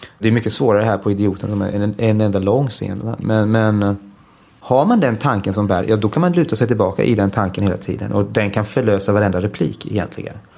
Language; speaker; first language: Swedish; early bilingual, heritage; Swedish